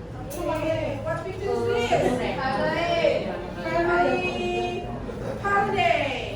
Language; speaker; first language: English; non-native, fluent; Indonesian